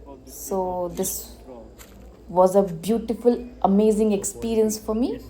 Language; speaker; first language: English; non-native, local second language; Hindi